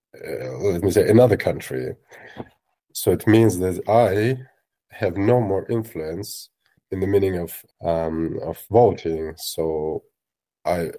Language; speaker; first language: English; non-native, fluent; Russian